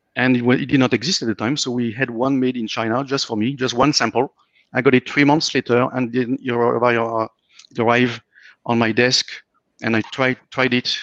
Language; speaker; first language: English; non-native, fluent; French